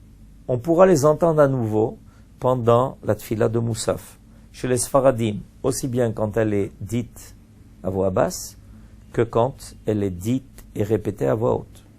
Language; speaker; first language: French; native; French